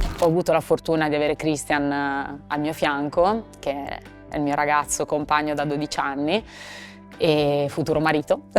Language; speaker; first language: Italian; native; Italian